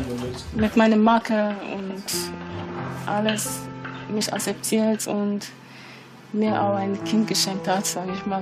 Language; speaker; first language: German; non-native, fluent; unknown